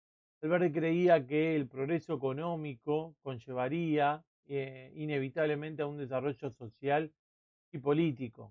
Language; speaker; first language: Spanish; native; Spanish